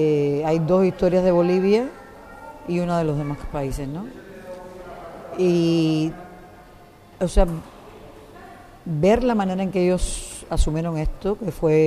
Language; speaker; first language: Spanish; native; Spanish